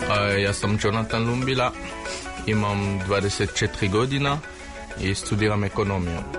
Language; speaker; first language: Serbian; non-native, learner; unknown